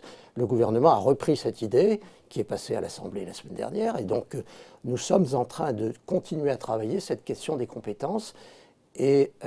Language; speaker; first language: French; native; French